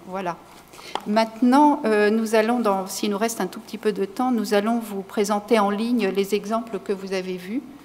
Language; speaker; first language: French; native; French